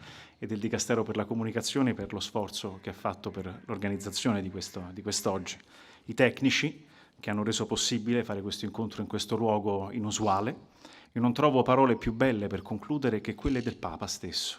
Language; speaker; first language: Italian; native; Italian